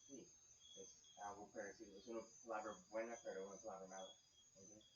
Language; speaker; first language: Spanish; non-native, fluent; English